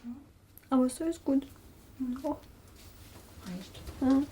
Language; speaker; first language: German; non-native, fluent; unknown